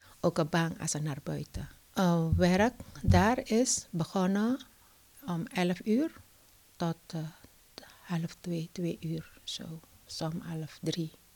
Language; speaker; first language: Dutch; non-native, learner; Indonesian